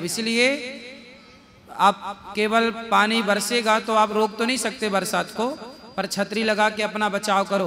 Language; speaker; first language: Hindi; native; Hindi